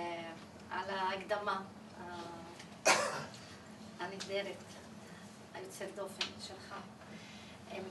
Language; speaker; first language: Hebrew; non-native, local second language; Arabic